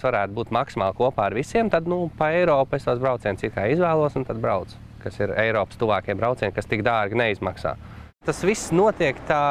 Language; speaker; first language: Latvian; native; Latvian